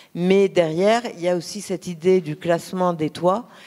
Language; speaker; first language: French; native; French